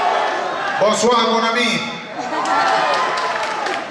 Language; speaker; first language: French; non-native, learner; Italian